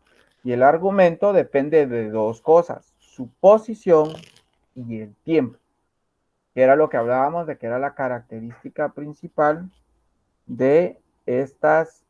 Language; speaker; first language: Spanish; native; Spanish